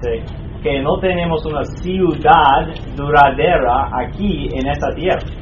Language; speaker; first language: Spanish; non-native, fluent; English